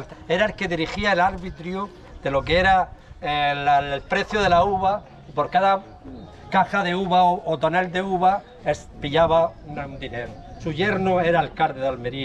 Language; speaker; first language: Spanish; native; Spanish